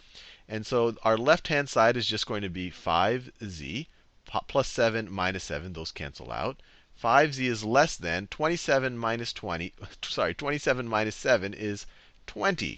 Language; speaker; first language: English; native; English